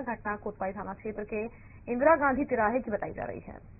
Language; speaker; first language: Hindi; native; Hindi